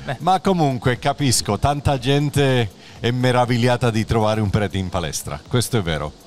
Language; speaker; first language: Italian; non-native, fluent; Spanish